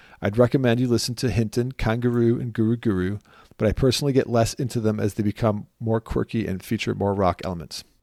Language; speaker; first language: English; native; English